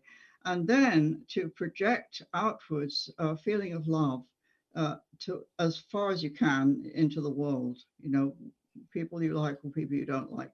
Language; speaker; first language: English; native; English